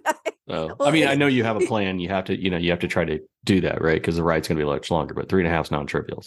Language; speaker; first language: English; native; English